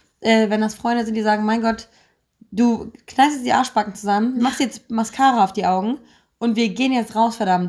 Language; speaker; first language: German; native; German